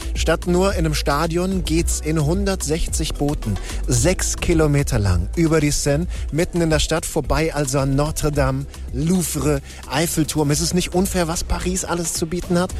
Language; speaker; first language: German; native; German